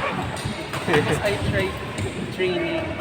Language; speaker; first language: English; non-native, local second language; Filipino